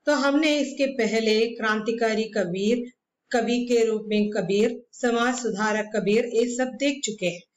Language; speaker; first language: Hindi; non-native, local second language; Malayalam